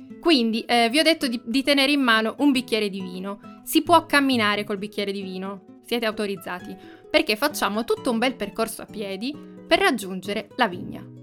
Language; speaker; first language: Italian; native; Italian